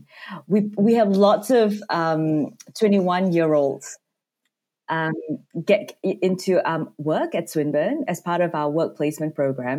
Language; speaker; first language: English; non-native, local second language; Cantonese